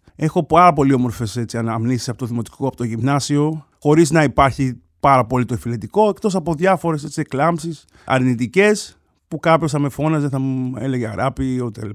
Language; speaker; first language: Greek; early bilingual, other home language; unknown